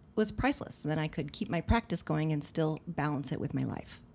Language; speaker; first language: English; native; English